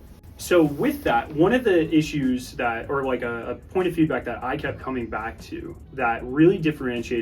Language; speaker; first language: English; native; English